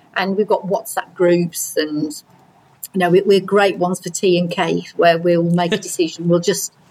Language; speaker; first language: English; native; English